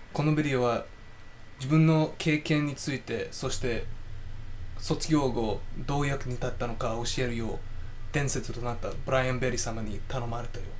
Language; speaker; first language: Japanese; non-native, fluent; English